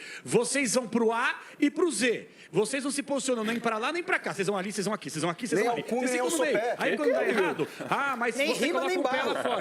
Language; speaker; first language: Portuguese; native; Portuguese